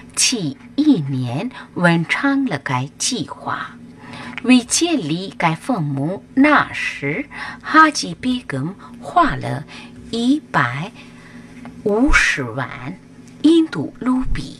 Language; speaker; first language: Chinese; non-native, fluent; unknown